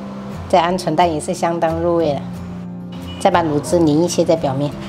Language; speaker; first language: Chinese; native; Chinese